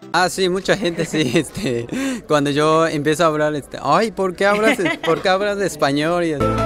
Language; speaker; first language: Spanish; non-native, learner; Japanese